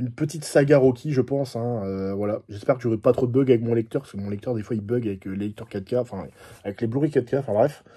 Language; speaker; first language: French; native; French